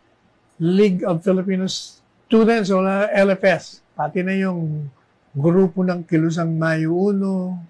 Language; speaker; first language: Filipino; native; Filipino